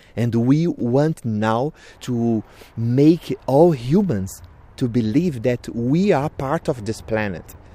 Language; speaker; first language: English; non-native, fluent; Portuguese